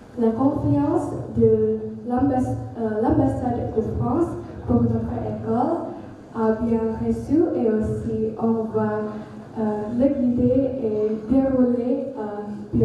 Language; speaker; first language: French; non-native, learner; Indonesian